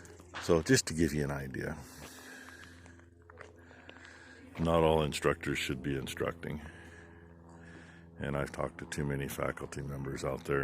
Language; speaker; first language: English; native; English